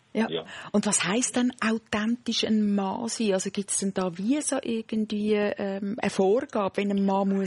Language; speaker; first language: German; native; German